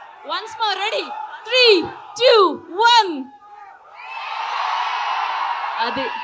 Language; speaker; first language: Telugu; native; Telugu